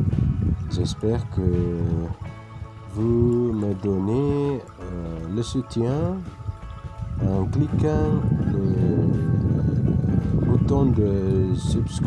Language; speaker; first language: French; non-native, fluent; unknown